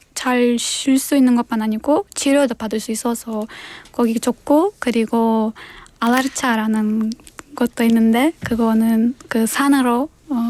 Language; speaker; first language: Korean; non-native, fluent; Kyrgyz